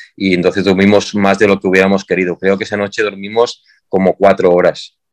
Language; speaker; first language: Spanish; native; Spanish